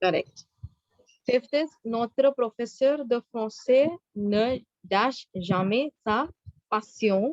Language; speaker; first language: French; non-native, fluent; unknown